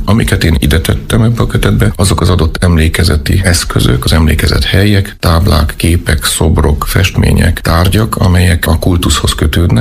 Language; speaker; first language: Hungarian; native; Hungarian